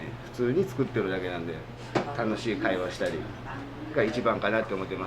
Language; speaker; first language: Japanese; native; Japanese